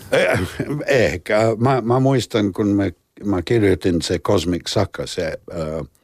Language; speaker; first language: Finnish; non-native, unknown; English